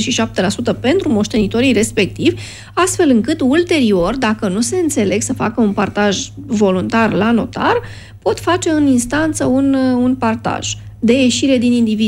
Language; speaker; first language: Romanian; native; Romanian